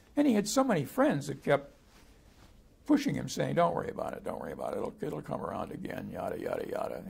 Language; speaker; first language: English; native; English